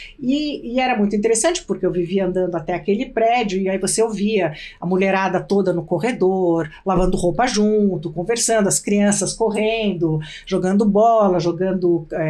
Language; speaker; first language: Portuguese; early bilingual, other home language; Arabic